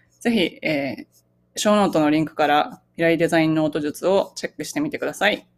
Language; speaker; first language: Japanese; native; Japanese